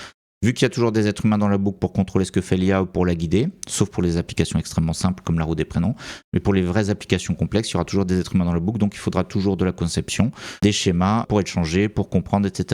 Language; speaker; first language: French; native; French